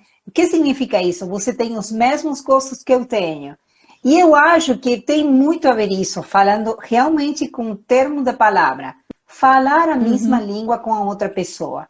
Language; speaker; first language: Portuguese; non-native, fluent; Spanish